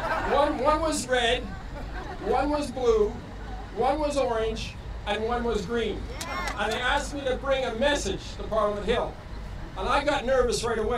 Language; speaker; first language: English; native; English